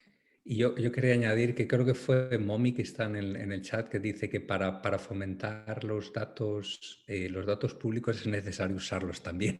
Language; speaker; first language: Spanish; native; Spanish